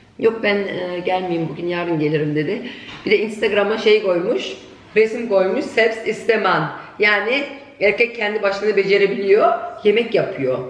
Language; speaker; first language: Turkish; early bilingual, heritage; Turkish